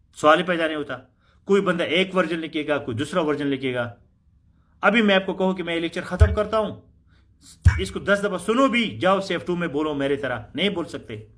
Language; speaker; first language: Urdu; non-native, local second language; Punjabi